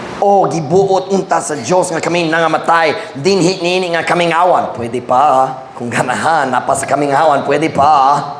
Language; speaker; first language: Cebuano; non-native, fluent; English